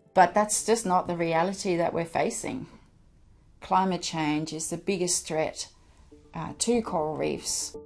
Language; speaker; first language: English; non-native, fluent; Danish